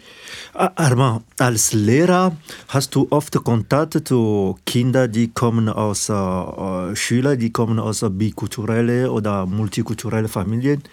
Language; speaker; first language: German; non-native, fluent; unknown